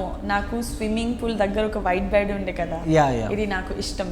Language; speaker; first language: Telugu; non-native, learner; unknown